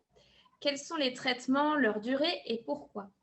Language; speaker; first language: French; native; French